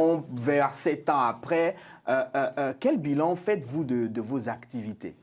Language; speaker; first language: French; native; French